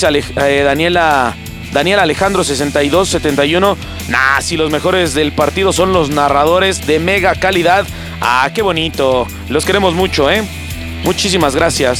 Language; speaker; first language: Spanish; native; Spanish